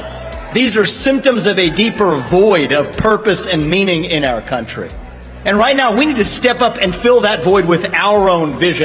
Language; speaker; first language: English; early bilingual, other home language; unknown